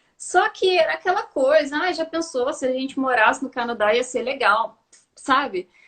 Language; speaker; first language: Portuguese; native; Portuguese